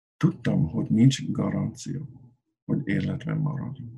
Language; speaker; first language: Hungarian; non-native, learner; English